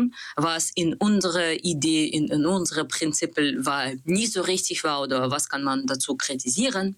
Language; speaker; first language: German; non-native, learner; Russian